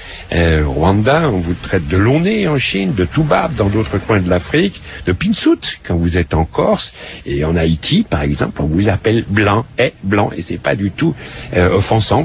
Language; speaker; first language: French; native; French